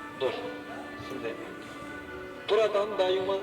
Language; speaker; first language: Turkish; native; Turkish